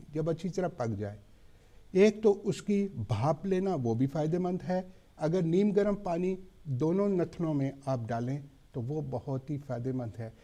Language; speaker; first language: Urdu; native; Urdu